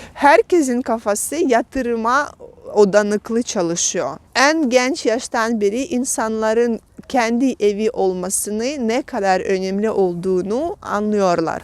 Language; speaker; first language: Turkish; non-native, fluent; Russian